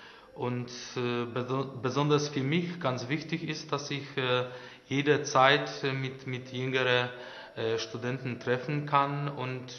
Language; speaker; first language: German; non-native, local second language; Polish